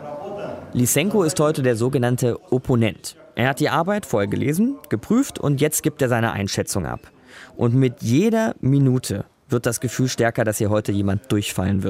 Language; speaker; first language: German; native; German